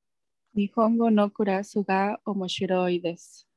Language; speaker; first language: Japanese; non-native, learner; Spanish